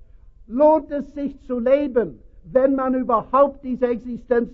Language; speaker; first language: German; non-native, fluent; English